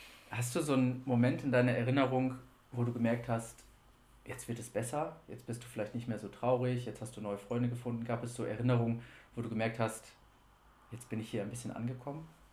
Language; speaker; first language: German; native; German